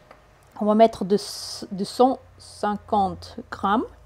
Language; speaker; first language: French; non-native, learner; Italian